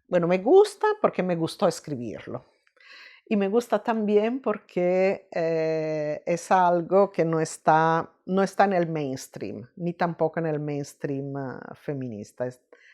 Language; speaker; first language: Spanish; non-native, fluent; Italian